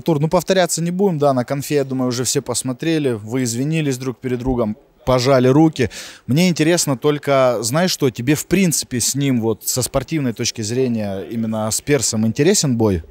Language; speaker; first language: Russian; native; Russian